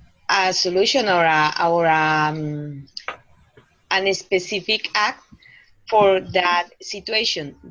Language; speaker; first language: English; non-native, learner; Spanish